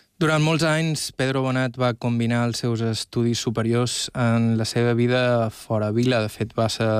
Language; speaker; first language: Catalan; native; Catalan